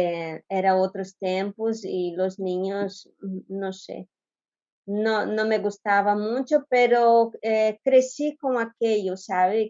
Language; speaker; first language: Spanish; non-native, fluent; Portuguese